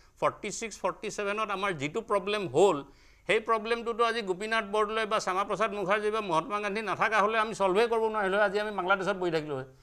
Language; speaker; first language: Assamese; native; Assamese